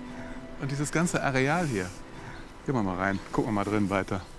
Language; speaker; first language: German; native; German